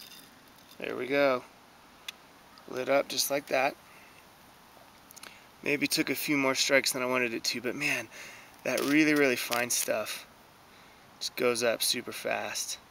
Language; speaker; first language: English; native; English